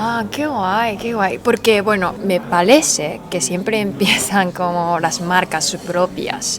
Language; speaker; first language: Spanish; non-native, learner; Japanese